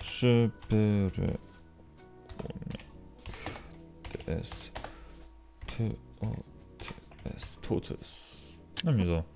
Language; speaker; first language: German; non-native, learner; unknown